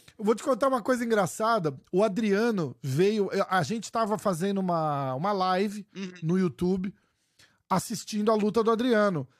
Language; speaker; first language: Portuguese; native; Portuguese